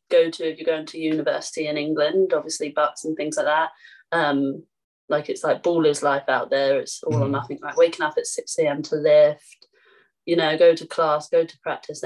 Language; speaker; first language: English; native; English